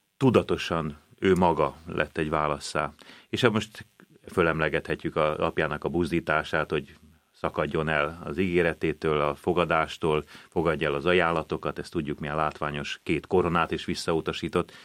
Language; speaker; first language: Hungarian; native; Hungarian